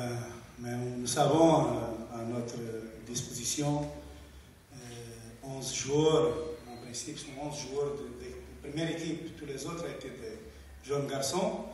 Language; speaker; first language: French; non-native, learner; Portuguese